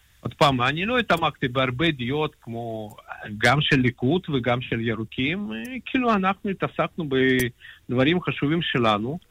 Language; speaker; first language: Hebrew; non-native, fluent; Russian